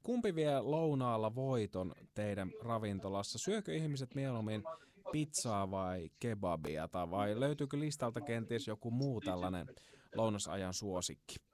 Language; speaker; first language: Finnish; native; Finnish